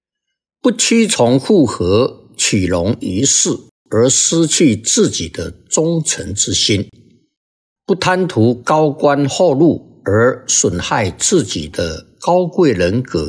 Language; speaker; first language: Chinese; native; Chinese